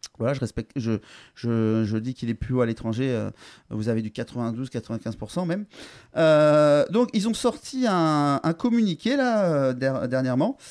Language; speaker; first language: French; native; French